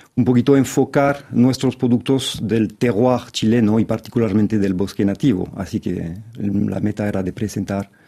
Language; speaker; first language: Spanish; non-native, fluent; French